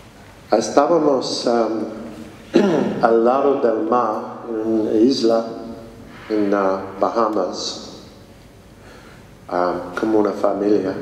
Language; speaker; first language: Spanish; non-native, fluent; English